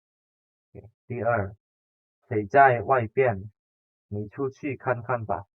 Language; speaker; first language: Chinese; non-native, fluent; Indonesian